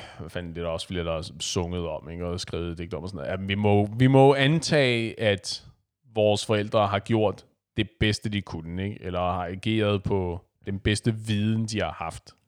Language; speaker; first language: Danish; native; Danish